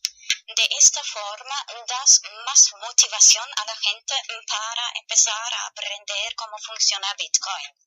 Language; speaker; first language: Spanish; non-native, fluent; German